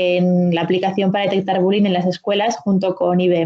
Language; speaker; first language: Spanish; native; Spanish